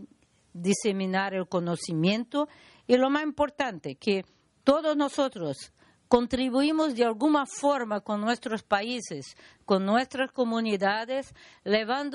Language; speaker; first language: Spanish; non-native, learner; Portuguese